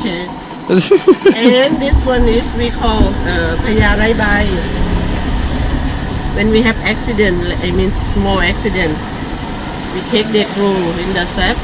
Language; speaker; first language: English; non-native, learner; Thai